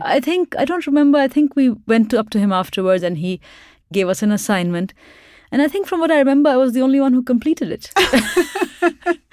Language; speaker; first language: English; non-native, local second language; Urdu